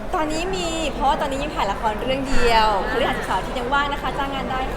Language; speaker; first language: Thai; native; Thai